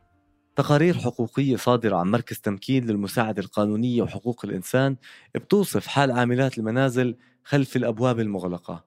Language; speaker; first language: Arabic; native; Arabic